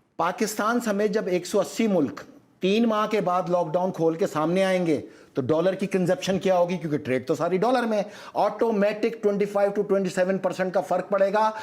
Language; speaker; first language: Urdu; native; Urdu